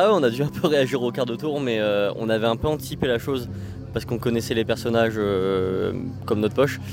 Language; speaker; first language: French; native; French